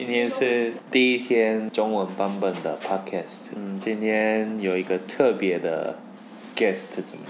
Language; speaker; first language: Chinese; non-native, fluent; Korean